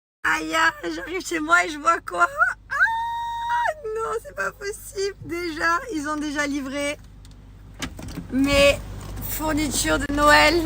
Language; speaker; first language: French; native; French